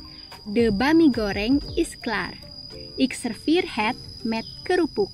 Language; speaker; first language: Dutch; non-native, learner; Indonesian